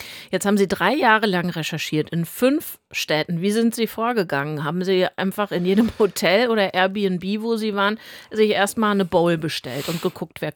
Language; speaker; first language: German; native; German